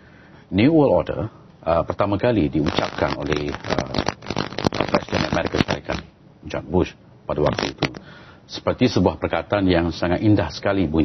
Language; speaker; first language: Malay; native; Malay